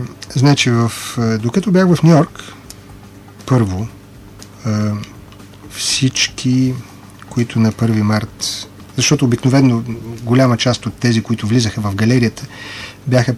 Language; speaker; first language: Bulgarian; native; Bulgarian